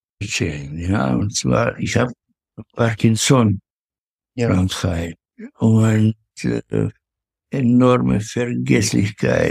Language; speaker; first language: German; non-native, fluent; Russian